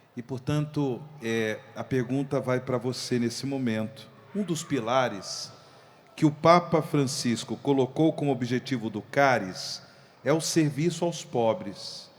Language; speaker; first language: Portuguese; native; Portuguese